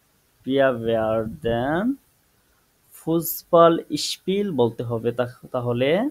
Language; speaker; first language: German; non-native, fluent; Bangla